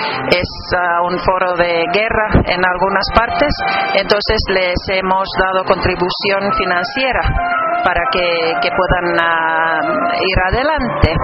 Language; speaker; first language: Spanish; non-native, fluent; Finnish